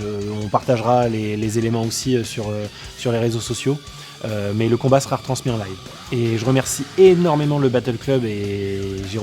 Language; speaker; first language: French; native; French